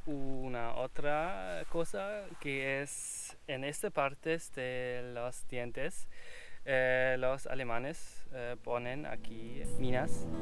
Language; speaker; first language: Spanish; non-native, learner; German